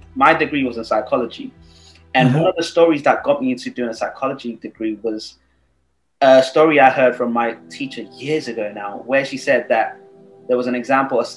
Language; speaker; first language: English; non-native, local second language; Yoruba